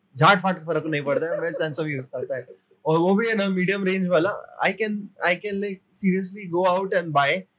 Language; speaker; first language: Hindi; non-native, local second language; Marathi